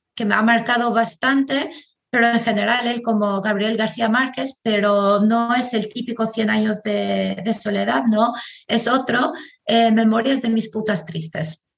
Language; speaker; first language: Spanish; non-native, fluent; Albanian